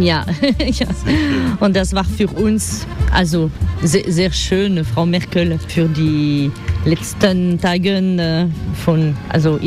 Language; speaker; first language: German; non-native, fluent; French